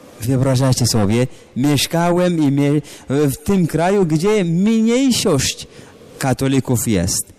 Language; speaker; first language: Polish; non-native, learner; Amharic